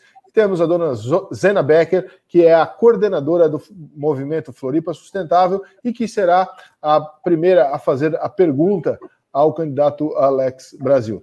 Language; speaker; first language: Portuguese; native; Portuguese